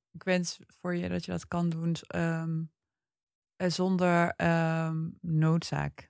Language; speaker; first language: Dutch; early bilingual, other home language; Turkish